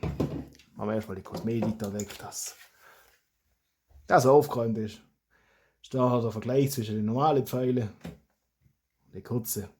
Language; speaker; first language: German; native; German